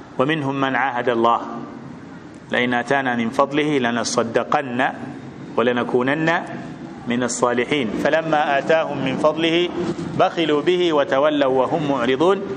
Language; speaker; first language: Swahili; native; Swahili